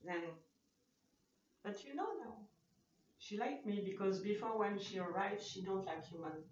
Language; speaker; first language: English; non-native, learner; French